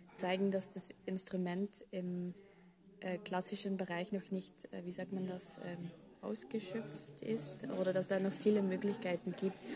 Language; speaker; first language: German; non-native, fluent; Dutch